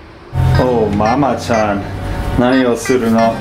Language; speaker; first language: Japanese; non-native, learner; English